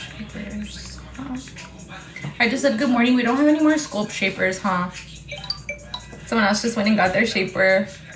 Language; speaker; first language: English; early bilingual, other home language; Spanish